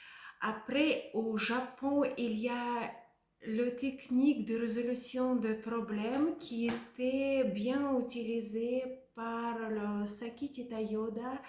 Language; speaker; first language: French; non-native, fluent; Russian